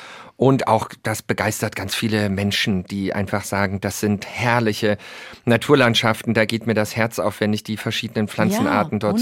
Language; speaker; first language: German; native; German